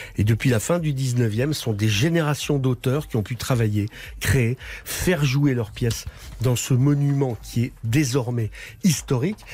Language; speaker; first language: French; native; French